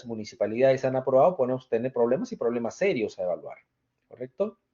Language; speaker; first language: Spanish; native; Spanish